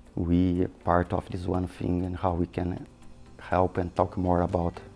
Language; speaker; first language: English; non-native, fluent; Portuguese